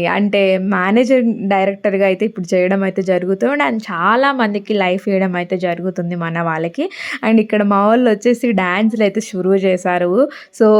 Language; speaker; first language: Telugu; non-native, local second language; Lambadi